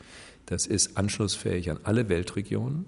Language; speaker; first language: German; native; German